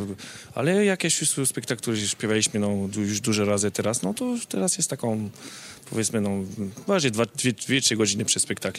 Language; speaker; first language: Polish; non-native, learner; French